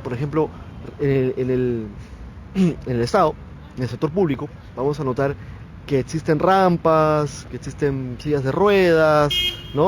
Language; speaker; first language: Spanish; native; Spanish